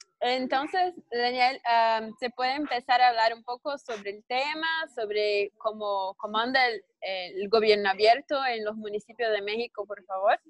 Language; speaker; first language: Spanish; non-native, learner; Portuguese